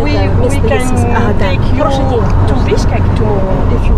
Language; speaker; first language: English; non-native, learner; French